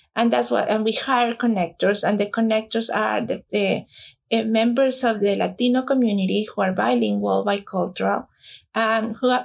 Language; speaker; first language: English; non-native, fluent; Spanish